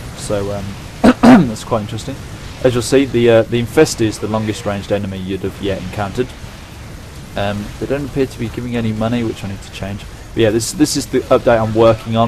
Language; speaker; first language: English; native; English